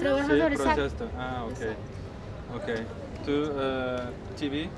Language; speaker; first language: Spanish; non-native, learner; Russian